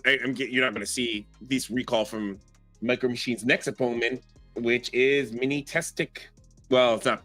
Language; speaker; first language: English; native; English